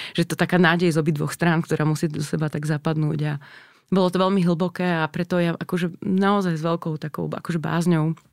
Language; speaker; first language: Slovak; native; Slovak